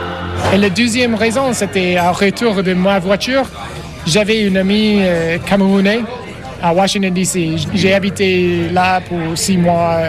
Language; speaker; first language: French; non-native, fluent; English